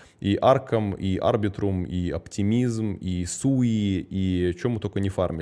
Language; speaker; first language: Russian; early bilingual, heritage; Russian